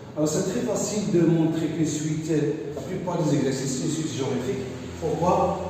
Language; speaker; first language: French; non-native, local second language; Arabic